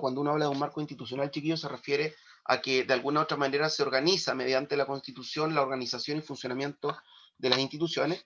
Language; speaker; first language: Spanish; native; Spanish